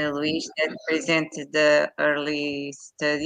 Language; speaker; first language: English; non-native, fluent; Portuguese